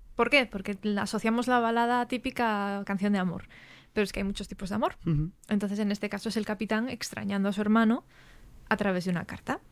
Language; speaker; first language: Spanish; native; Spanish